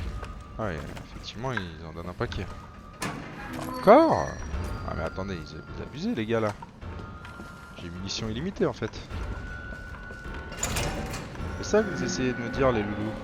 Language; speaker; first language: French; native; French